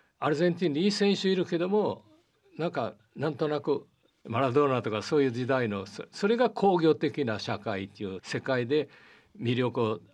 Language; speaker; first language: Japanese; early bilingual, heritage; Portuguese